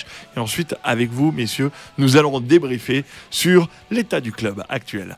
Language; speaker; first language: French; native; French